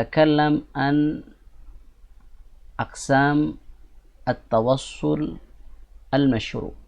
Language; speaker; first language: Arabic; non-native, fluent; Indonesian